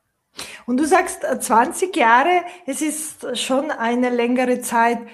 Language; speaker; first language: German; non-native, fluent; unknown